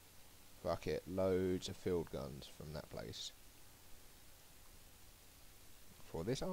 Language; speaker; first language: English; native; English